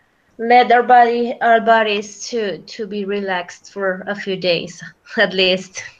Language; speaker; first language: English; non-native, fluent; Spanish